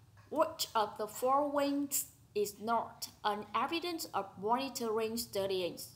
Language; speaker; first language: English; non-native, fluent; Vietnamese